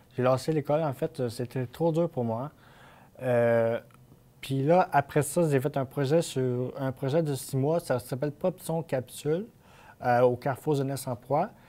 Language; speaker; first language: French; native; French